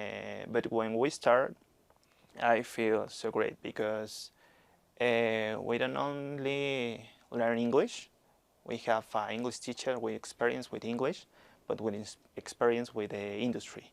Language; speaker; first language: English; non-native, learner; Spanish